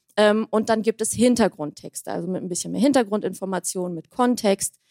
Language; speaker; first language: German; early bilingual, other home language; Armenian